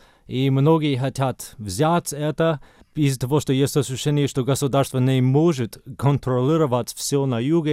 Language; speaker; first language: Russian; non-native, fluent; English